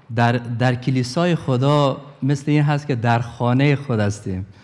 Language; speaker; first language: Persian; native; Persian